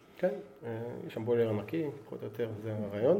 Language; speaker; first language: Hebrew; native; Hebrew